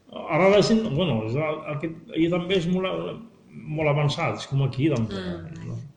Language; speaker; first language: Catalan; non-native, learner; Arabic